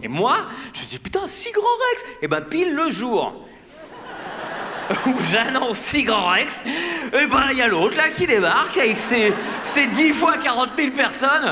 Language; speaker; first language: French; native; French